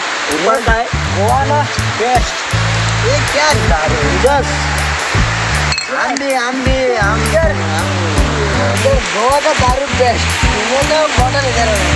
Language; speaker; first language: Hindi; non-native, local second language; Konkani